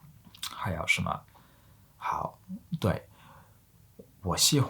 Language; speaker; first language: Chinese; non-native, learner; Mongolian